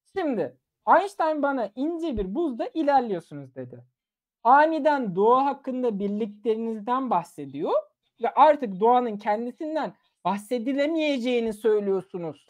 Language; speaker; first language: Turkish; early bilingual, other home language; German